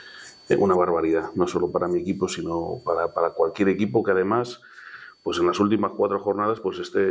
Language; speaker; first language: Spanish; native; Spanish